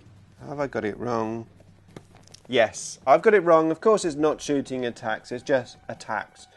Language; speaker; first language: English; native; English